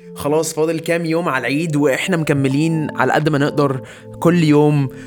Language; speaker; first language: Arabic; early bilingual, heritage; Arabic